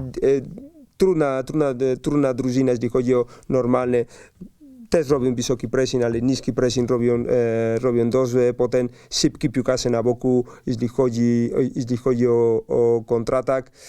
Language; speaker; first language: Polish; non-native, learner; Spanish